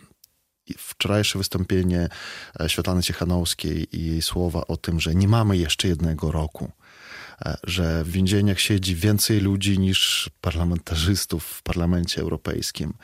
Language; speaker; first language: Polish; non-native, fluent; Belarusian